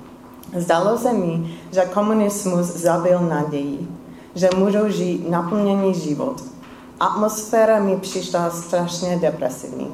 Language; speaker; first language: Czech; non-native, fluent; English